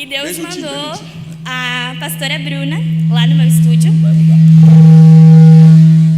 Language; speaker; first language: Portuguese; native; Portuguese